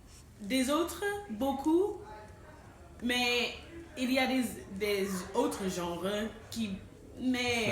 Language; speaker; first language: French; non-native, fluent; English